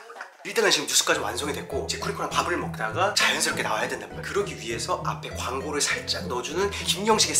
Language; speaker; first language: Korean; native; Korean